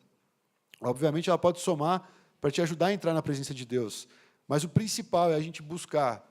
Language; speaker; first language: Portuguese; native; Portuguese